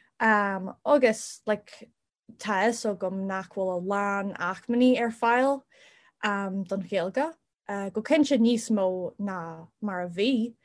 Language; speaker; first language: Irish; non-native, local second language; English